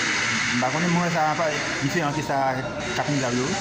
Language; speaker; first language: French; non-native, learner; Haitian Creole